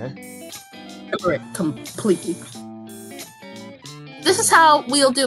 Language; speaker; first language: English; native; English